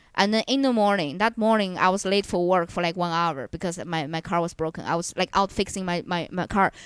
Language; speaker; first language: English; non-native, fluent; Chinese